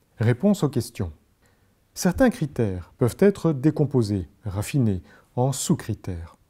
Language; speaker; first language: French; native; French